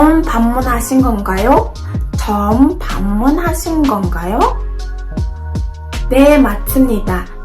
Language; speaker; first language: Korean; non-native, learner; Mongolian